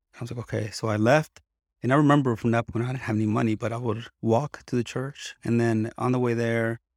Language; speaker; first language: English; early bilingual, other home language; Spanish